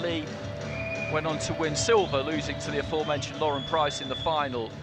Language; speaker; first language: English; native; English